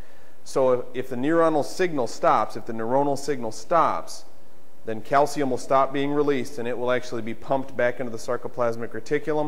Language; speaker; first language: English; native; English